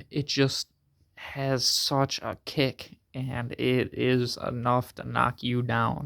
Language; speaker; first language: English; native; English